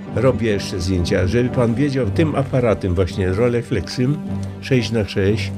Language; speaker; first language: Polish; native; Polish